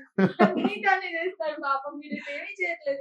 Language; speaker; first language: Telugu; native; Telugu